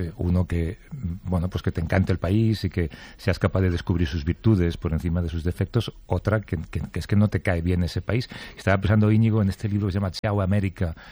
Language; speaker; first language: Spanish; native; Spanish